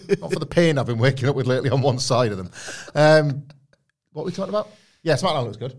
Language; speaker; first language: English; native; English